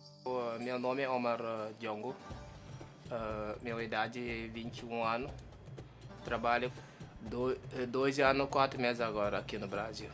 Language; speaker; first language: Portuguese; non-native, learner; Wolof